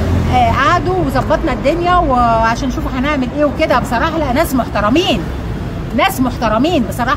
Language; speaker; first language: Arabic; native; Arabic